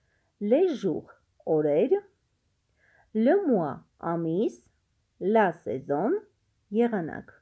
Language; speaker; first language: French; non-native, fluent; Armenian